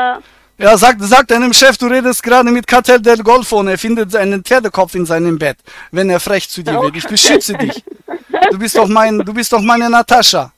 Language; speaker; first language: German; native; German